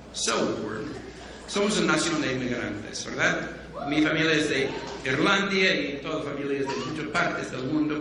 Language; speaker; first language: Spanish; non-native, fluent; English